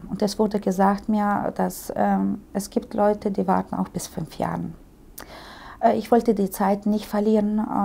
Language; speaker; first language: German; early bilingual, heritage; Russian